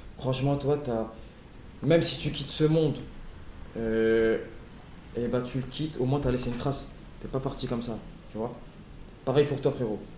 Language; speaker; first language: French; native; French